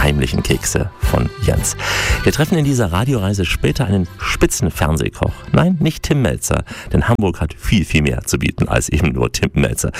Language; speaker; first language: German; native; German